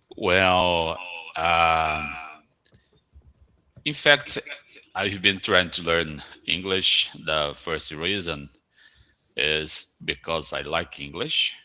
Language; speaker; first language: English; non-native, fluent; Portuguese